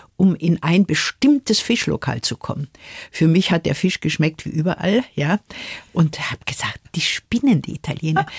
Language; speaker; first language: German; native; German